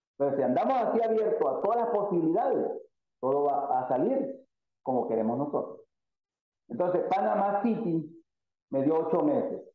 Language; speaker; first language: Spanish; native; Spanish